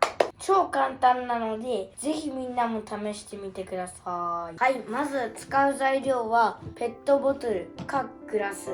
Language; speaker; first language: Japanese; early bilingual, other home language; Uyghur